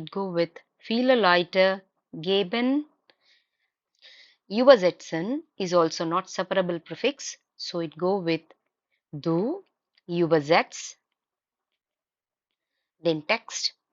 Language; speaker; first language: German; non-native, fluent; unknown